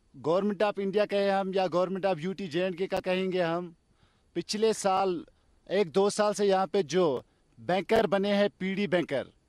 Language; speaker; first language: Hindi; non-native, local second language; Kashmiri